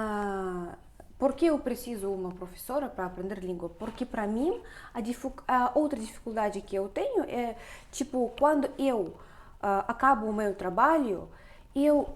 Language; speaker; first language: Portuguese; non-native, fluent; Russian